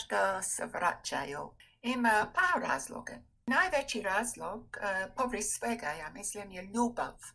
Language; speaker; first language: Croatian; non-native, fluent; English